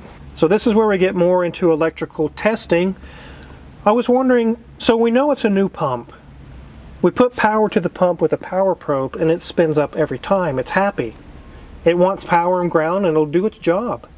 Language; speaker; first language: English; native; English